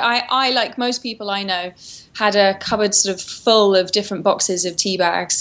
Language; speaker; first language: English; native; English